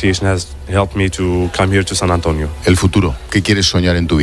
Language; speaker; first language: Spanish; native; Spanish